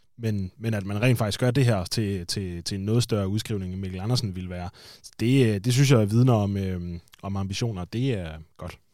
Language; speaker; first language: Danish; native; Danish